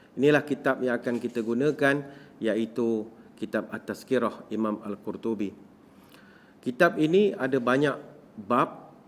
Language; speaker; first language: Malay; native; Malay